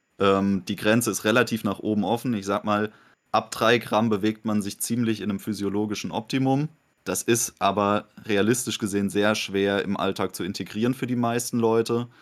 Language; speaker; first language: German; native; German